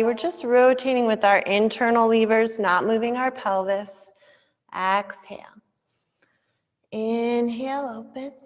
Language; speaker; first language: English; native; English